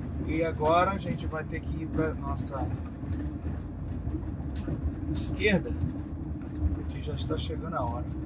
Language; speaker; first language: Portuguese; native; Portuguese